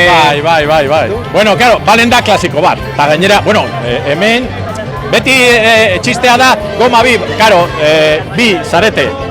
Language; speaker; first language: Basque; non-native, local second language; Spanish